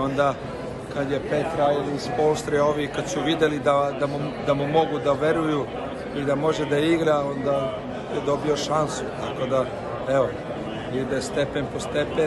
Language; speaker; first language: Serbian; early bilingual, heritage; Slovenian